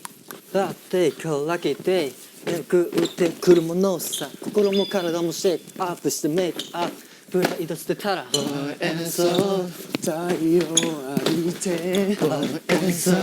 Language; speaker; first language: Japanese; native; Japanese